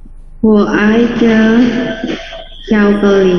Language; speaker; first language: Chinese; non-native, learner; Indonesian